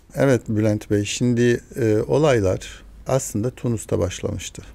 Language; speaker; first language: Turkish; early bilingual, heritage; Arabic